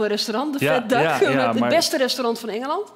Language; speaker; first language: Dutch; native; Dutch